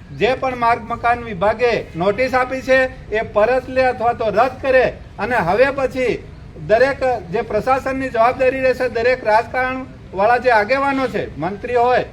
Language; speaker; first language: Gujarati; non-native, local second language; Bhili